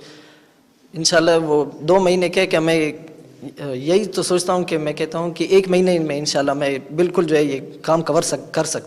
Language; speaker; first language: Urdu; non-native, local second language; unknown